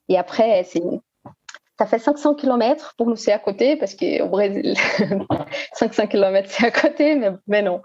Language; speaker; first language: French; non-native, fluent; Portuguese